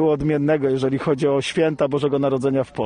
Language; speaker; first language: Polish; native; Polish